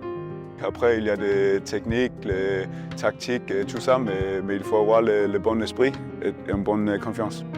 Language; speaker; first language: French; non-native, learner; Danish